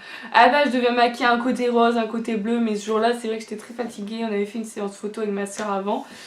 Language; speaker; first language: French; native; French